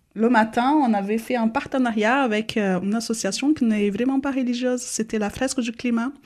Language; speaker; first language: French; non-native, fluent; Portuguese